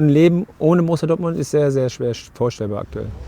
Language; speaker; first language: German; native; German